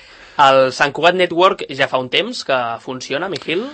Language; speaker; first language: Catalan; native; Catalan